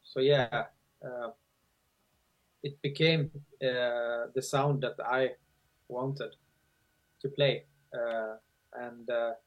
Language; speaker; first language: English; non-native, fluent; Swedish